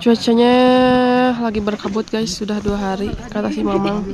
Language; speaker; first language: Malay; non-native, local second language; Sundanese